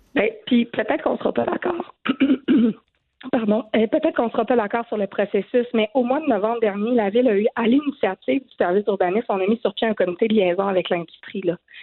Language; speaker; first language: French; native; French